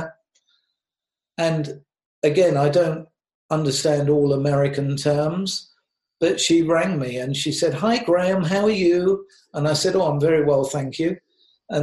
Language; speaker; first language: English; native; English